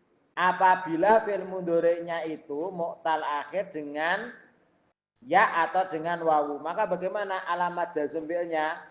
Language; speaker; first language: Indonesian; non-native, local second language; Javanese